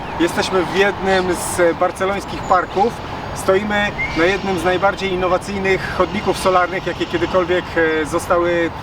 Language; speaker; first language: Polish; native; Polish